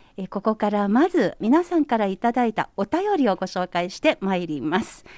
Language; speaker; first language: Japanese; non-native, fluent; Chinese